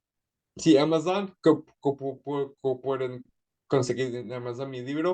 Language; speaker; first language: Spanish; early bilingual, heritage; Spanish